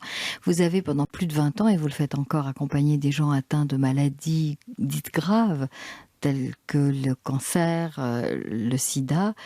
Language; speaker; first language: French; native; French